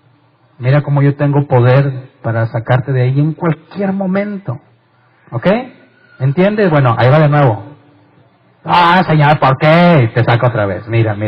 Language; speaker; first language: Spanish; native; Spanish